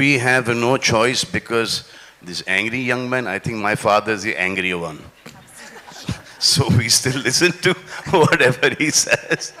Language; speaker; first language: English; non-native, local second language; Hindi